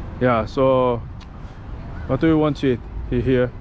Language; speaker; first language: English; non-native, learner; Korean